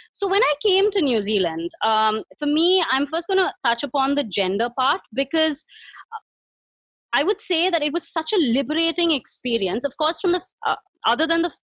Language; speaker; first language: English; non-native, local second language; Hindi